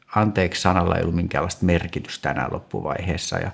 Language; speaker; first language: Finnish; native; Finnish